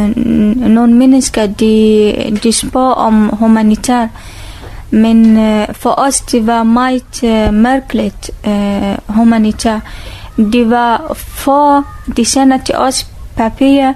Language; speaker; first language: Danish; non-native, learner; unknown